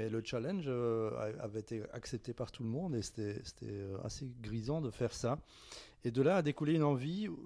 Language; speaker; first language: French; native; French